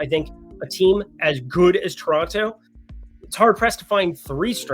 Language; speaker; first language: English; native; English